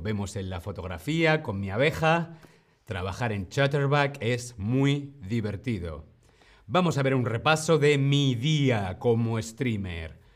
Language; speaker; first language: Spanish; non-native, fluent; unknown